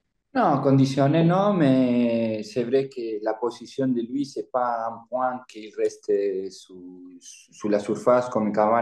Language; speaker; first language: French; non-native, fluent; Spanish